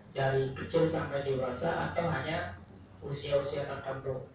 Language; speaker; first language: Indonesian; native; Indonesian